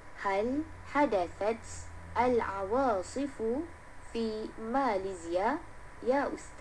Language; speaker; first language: Arabic; non-native, learner; Malay